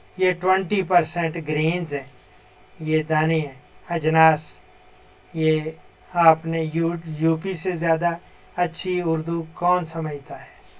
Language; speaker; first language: Urdu; non-native, local second language; Punjabi